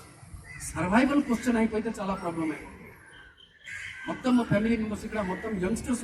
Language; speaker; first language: Telugu; non-native, local second language; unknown